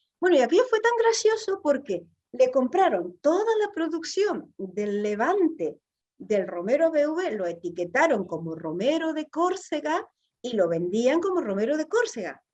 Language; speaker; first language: Spanish; native; Spanish